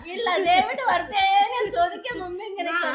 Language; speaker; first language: Malayalam; non-native, learner; Tamil